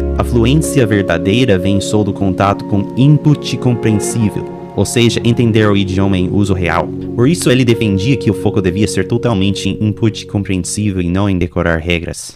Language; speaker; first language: Portuguese; non-native, fluent; English